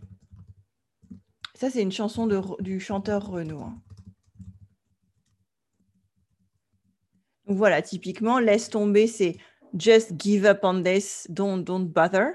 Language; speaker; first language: French; native; French